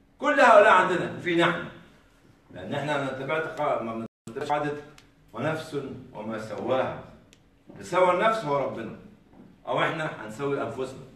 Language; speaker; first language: Arabic; native; Arabic